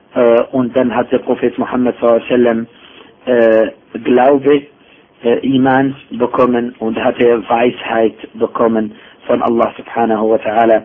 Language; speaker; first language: German; non-native, fluent; Arabic